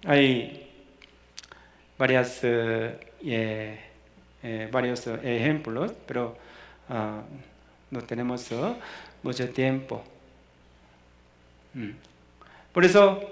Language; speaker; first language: Spanish; non-native, fluent; Korean